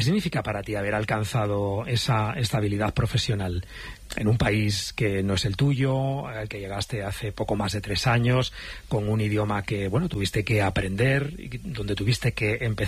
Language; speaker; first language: Spanish; native; Spanish